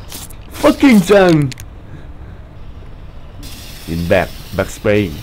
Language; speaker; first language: English; non-native, learner; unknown